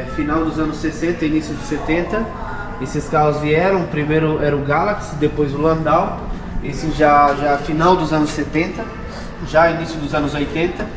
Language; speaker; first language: Portuguese; native; Portuguese